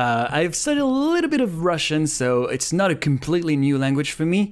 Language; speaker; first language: English; non-native, fluent; Japanese